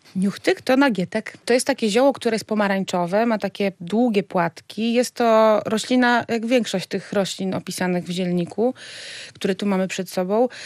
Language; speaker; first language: Polish; native; Polish